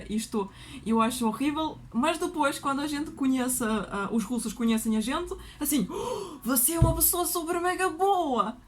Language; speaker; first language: Portuguese; non-native, fluent; Russian